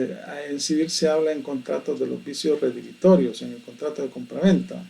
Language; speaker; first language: Spanish; native; Spanish